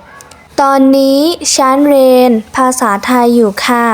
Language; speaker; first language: Thai; non-native, fluent; Burmese